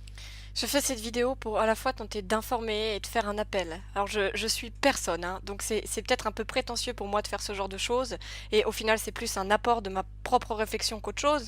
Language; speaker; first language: French; native; French